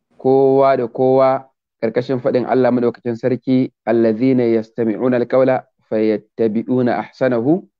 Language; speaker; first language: Hausa; native; Hausa